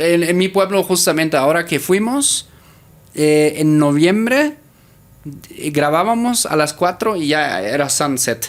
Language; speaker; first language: Spanish; native; Spanish